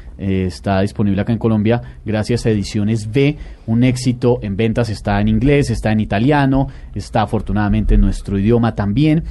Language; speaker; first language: Spanish; native; Spanish